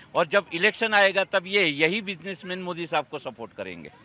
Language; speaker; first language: Hindi; non-native, local second language; Gujarati